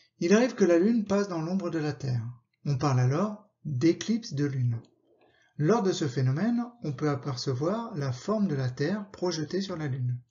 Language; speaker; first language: French; native; French